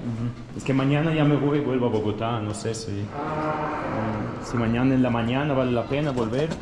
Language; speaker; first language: Spanish; non-native, fluent; Russian